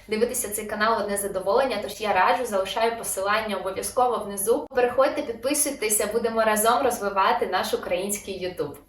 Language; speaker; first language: Ukrainian; native; Ukrainian